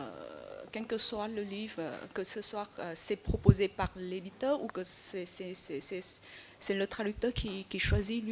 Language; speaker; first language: French; non-native, fluent; Vietnamese